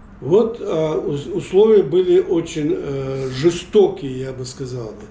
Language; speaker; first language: Russian; non-native, local second language; Chechen